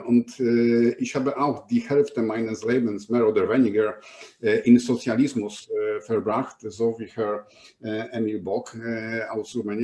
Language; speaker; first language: German; non-native, fluent; Polish